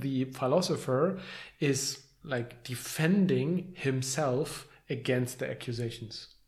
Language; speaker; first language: English; non-native, fluent; German